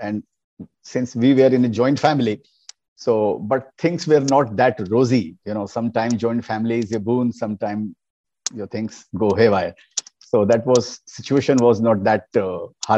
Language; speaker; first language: English; non-native, local second language; Hindi